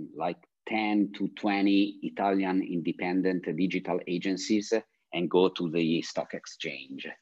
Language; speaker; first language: English; non-native, fluent; Italian